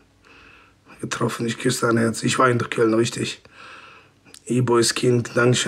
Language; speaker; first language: German; non-native, fluent; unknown